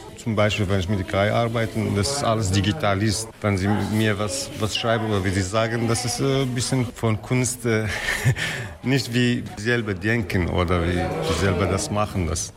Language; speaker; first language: German; non-native, learner; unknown